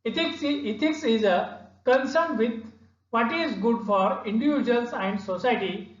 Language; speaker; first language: English; non-native, local second language; Marathi